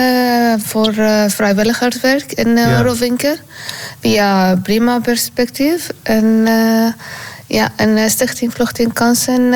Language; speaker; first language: Dutch; non-native, learner; Arabic